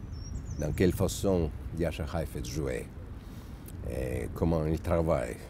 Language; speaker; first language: French; non-native, learner; Russian